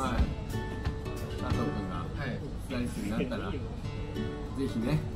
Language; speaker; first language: Japanese; native; Japanese